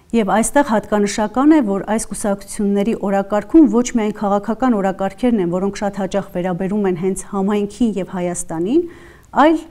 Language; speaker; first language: Armenian; native; Armenian